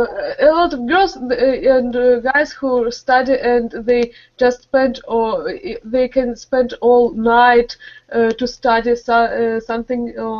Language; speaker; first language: English; non-native, learner; Russian